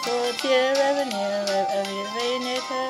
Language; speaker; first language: French; non-native, learner; English